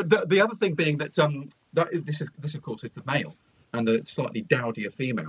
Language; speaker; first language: English; native; English